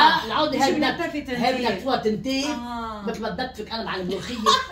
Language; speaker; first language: Arabic; native; Arabic